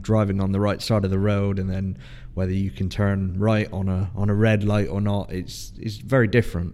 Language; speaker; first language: English; native; English